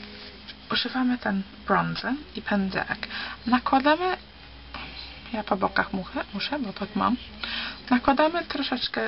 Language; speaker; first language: Polish; early bilingual, heritage; Polish